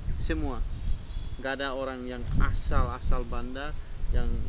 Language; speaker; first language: Indonesian; non-native, learner; Dutch